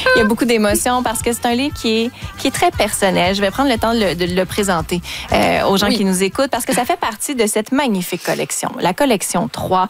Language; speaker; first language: French; native; French